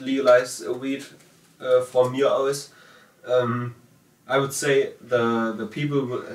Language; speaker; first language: English; non-native, fluent; German